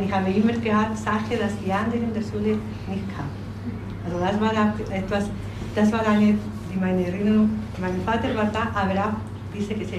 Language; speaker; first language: German; non-native, learner; Spanish